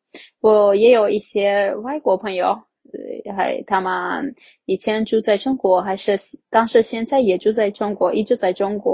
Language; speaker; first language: Chinese; non-native, fluent; Armenian